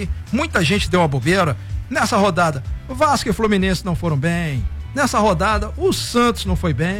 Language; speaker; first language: Portuguese; native; Portuguese